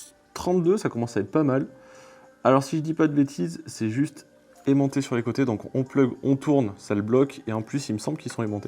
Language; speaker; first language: French; native; French